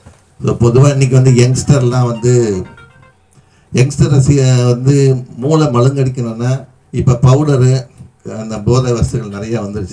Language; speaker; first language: Tamil; native; Tamil